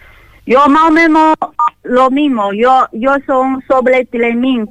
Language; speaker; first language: Spanish; non-native, learner; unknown